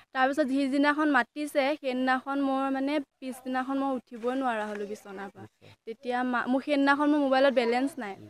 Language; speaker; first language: Assamese; native; Assamese